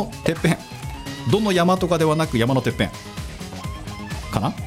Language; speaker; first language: Japanese; native; Japanese